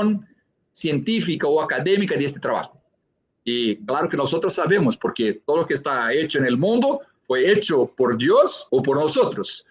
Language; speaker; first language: Spanish; non-native, fluent; Portuguese